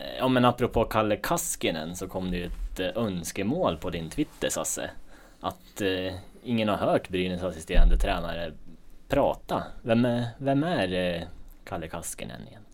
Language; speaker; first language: Swedish; native; Swedish